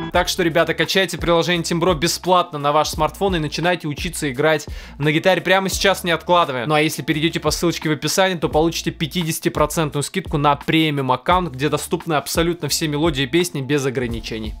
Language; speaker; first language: Russian; native; Russian